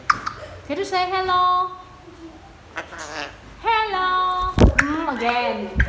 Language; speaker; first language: English; non-native, learner; Vietnamese